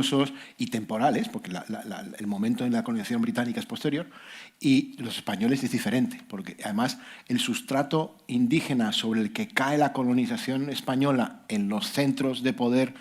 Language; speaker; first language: Spanish; native; Spanish